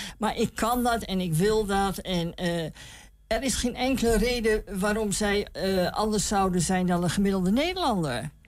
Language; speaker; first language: Dutch; native; Dutch